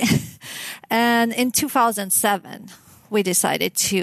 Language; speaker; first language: English; non-native, fluent; Russian